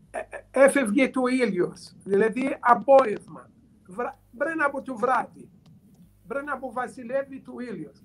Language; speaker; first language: Greek; non-native, learner; Arabic